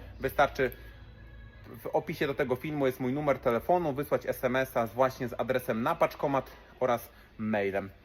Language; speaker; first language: Polish; native; Polish